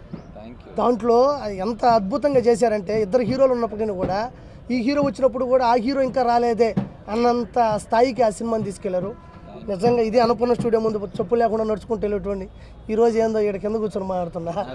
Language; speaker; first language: Telugu; native; Telugu